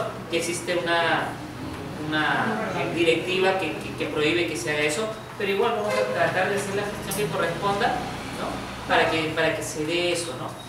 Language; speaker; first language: Spanish; native; Spanish